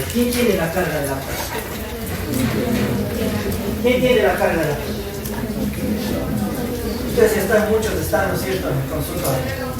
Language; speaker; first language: Spanish; native; Spanish